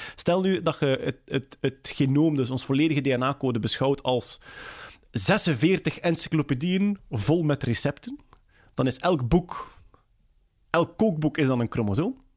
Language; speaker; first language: Dutch; native; Dutch